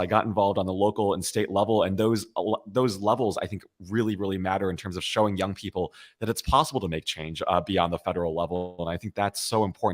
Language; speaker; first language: English; native; English